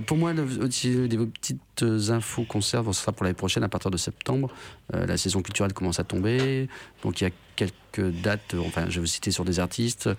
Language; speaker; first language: French; native; French